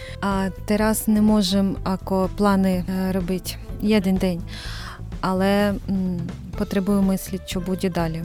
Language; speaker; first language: Slovak; non-native, learner; Ukrainian